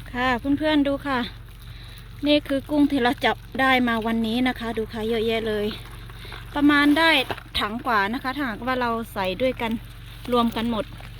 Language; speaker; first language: Thai; native; Thai